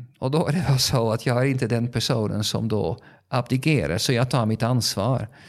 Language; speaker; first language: Swedish; non-native, fluent; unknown